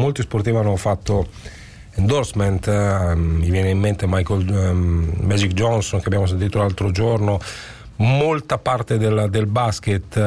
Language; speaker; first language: Italian; native; Italian